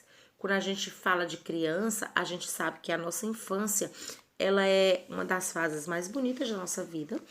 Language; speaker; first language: Portuguese; native; Portuguese